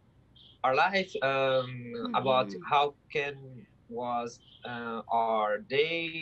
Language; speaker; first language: English; non-native, learner; Portuguese